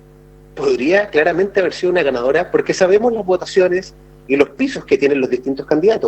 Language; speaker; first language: Spanish; native; Spanish